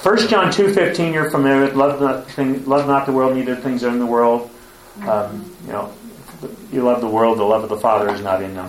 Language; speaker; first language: English; native; English